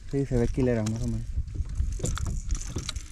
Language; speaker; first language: Spanish; native; Spanish